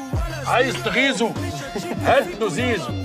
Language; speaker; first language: Arabic; native; Arabic